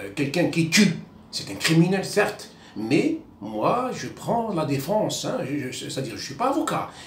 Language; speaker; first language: French; non-native, local second language; Arabic